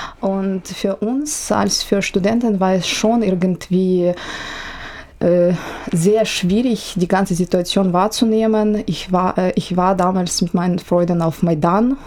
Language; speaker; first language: German; non-native, fluent; Ukrainian